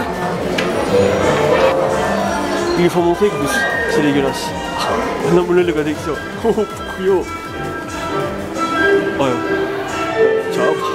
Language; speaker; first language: French; native; French